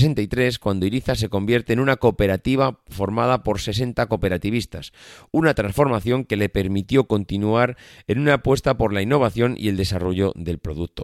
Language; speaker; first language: Spanish; native; Spanish